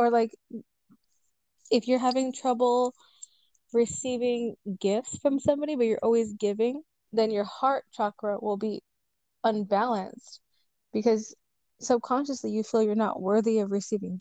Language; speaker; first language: English; native; English